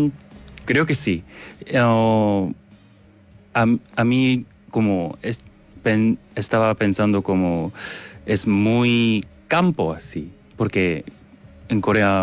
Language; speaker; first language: Spanish; non-native, learner; Korean